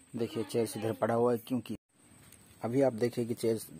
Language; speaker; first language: Hindi; non-native, local second language; Odia